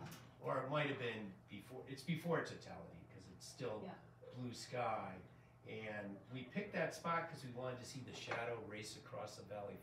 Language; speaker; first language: English; native; English